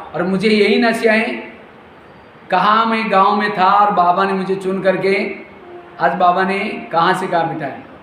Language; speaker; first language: Hindi; non-native, local second language; Marathi